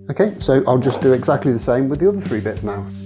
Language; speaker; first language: English; native; English